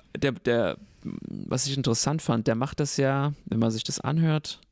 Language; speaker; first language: German; non-native, fluent; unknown